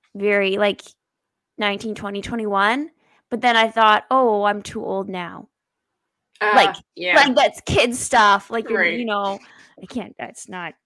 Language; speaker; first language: English; native; English